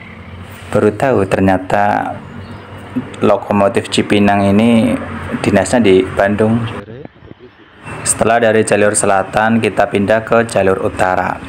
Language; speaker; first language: Indonesian; native; Indonesian